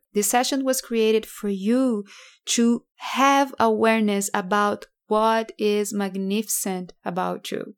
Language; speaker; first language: English; non-native, fluent; Portuguese